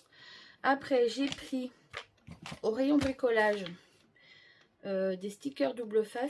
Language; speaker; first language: French; native; French